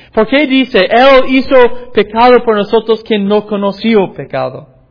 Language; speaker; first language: Spanish; non-native, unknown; English